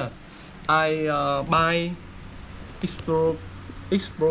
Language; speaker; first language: English; non-native, learner; Vietnamese